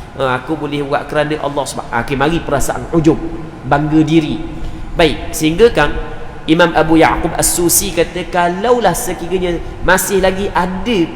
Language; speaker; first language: Malay; native; Malay